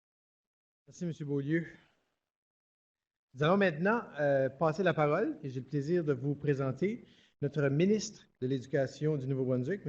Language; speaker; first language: French; native; French